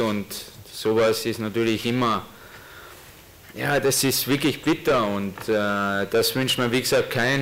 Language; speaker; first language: German; native; German